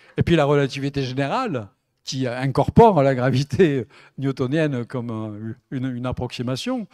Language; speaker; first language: French; native; French